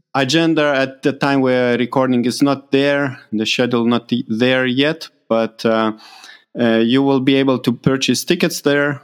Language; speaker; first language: English; non-native, fluent; Lithuanian